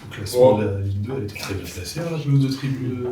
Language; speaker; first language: French; native; French